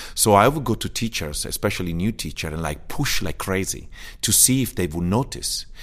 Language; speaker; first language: English; early bilingual, other home language; Italian